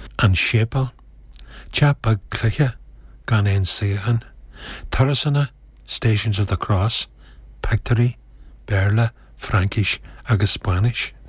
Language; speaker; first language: Irish; native; Irish